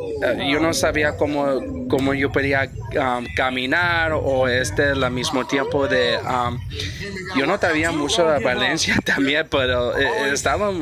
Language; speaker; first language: Spanish; early bilingual, heritage; English